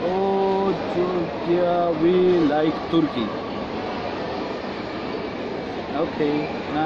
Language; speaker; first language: English; non-native, fluent; Pashto